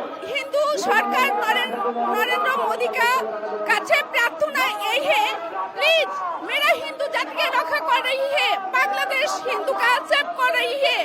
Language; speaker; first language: Hindi; non-native, learner; Bangla